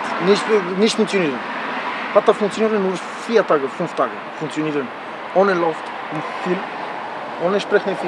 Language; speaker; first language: German; non-native, learner; Romanian